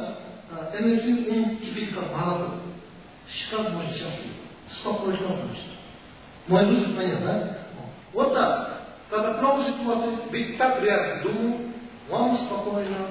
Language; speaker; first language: Russian; non-native, learner; Tibetan